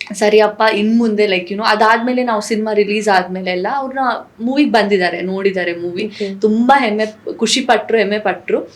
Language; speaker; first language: Kannada; non-native, local second language; Tulu